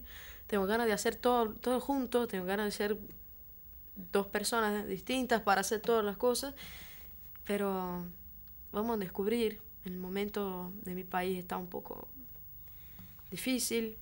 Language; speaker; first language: Spanish; non-native, fluent; Portuguese